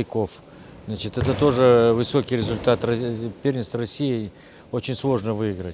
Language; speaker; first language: Russian; native; Russian